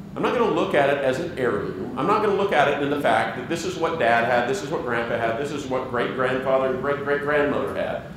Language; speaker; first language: English; native; English